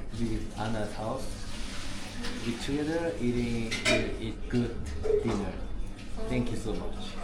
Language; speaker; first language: English; non-native, learner; Korean